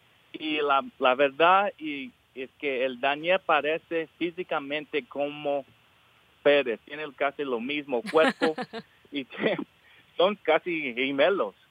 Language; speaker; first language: Spanish; early bilingual, heritage; English